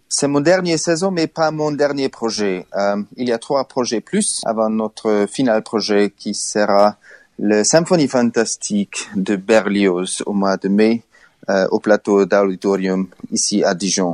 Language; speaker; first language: French; non-native, learner; Hungarian